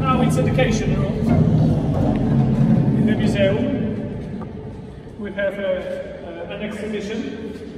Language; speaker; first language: English; non-native, learner; Polish